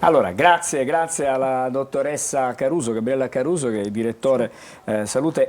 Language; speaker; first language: Italian; native; Italian